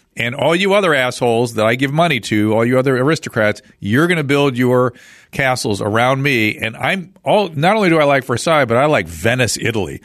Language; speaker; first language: English; native; English